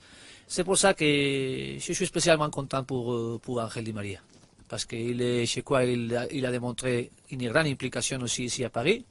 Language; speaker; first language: French; non-native, learner; Spanish